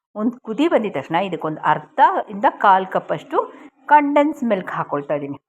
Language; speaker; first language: Kannada; native; Kannada